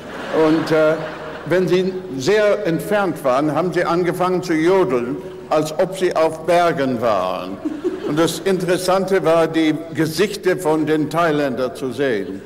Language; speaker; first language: German; non-native, fluent; English